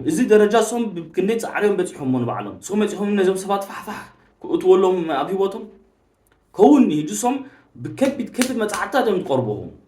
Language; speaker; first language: Tigrinya; early bilingual, heritage; Tigrinya